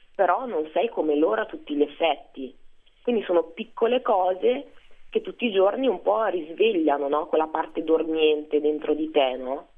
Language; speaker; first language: Italian; early bilingual, other home language; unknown